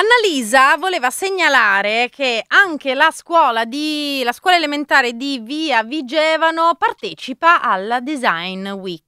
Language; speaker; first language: Italian; native; Italian